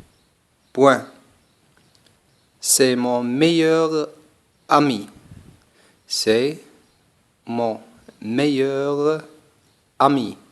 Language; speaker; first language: French; non-native, fluent; Arabic